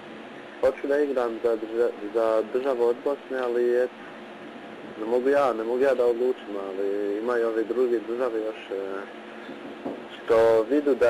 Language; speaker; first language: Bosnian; early bilingual, heritage; Bosnian